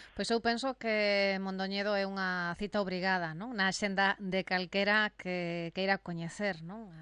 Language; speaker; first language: Galician; native; Galician